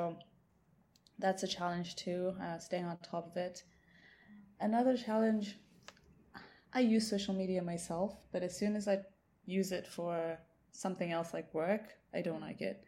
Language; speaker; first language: English; non-native, local second language; Tswana